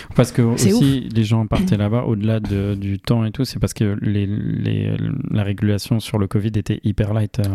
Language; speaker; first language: French; native; French